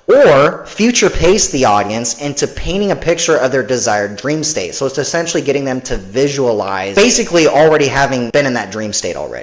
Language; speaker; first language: English; native; English